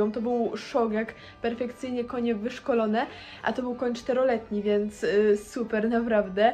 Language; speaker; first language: Polish; native; Polish